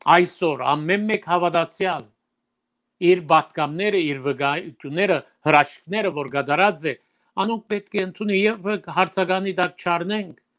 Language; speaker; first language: Armenian; early bilingual, heritage; Armenian